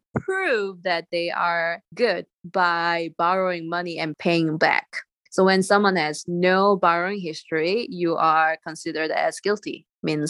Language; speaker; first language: English; non-native, fluent; Korean